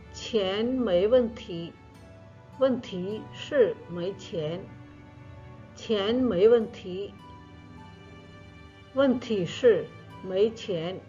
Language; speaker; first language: Chinese; non-native, fluent; Urdu